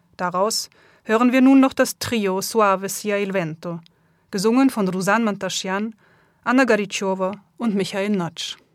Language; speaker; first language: German; native; German